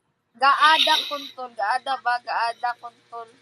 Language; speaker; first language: Indonesian; non-native, learner; Filipino